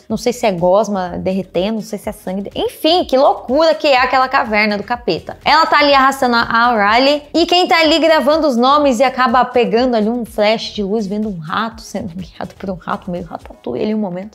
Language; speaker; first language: Portuguese; native; Portuguese